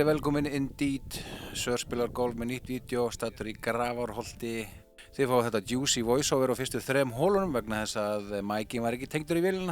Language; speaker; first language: Icelandic; native; Icelandic